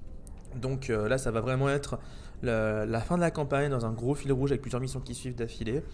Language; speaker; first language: French; native; French